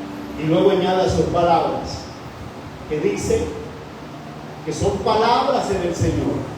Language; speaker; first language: Spanish; native; Spanish